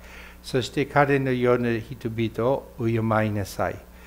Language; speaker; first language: Japanese; non-native, fluent; English